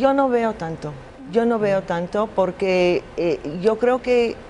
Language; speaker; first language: Spanish; non-native, fluent; English